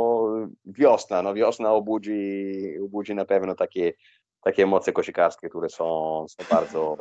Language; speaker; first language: Polish; non-native, fluent; Italian